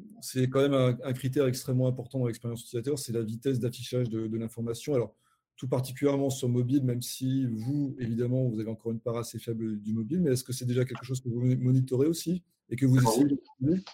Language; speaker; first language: French; native; French